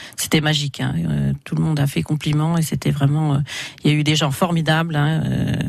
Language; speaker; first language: French; native; French